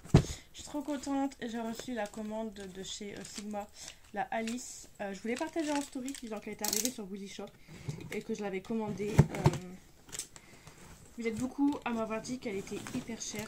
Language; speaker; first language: French; native; French